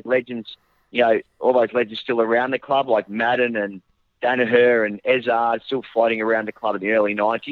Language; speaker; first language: English; native; English